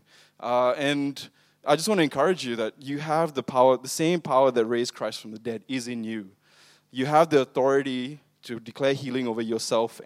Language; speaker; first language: English; non-native, local second language; Tamil